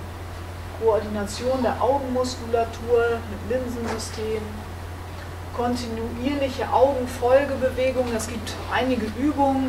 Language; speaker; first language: German; native; German